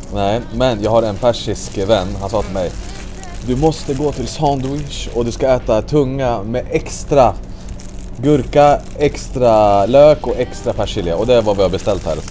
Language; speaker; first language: Swedish; native; Swedish